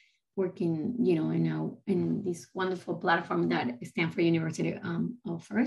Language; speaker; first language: English; non-native, fluent; Spanish